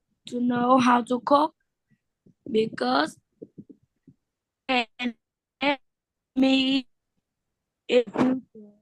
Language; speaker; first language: English; non-native, learner; Vietnamese